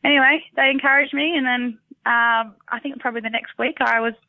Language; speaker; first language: English; native; English